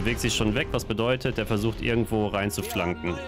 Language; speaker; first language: German; native; German